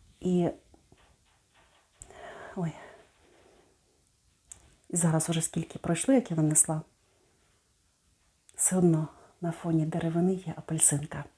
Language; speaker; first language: Ukrainian; native; Ukrainian